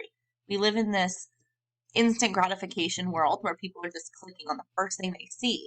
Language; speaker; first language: English; native; English